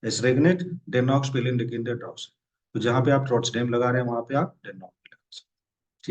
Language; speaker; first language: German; non-native, fluent; Hindi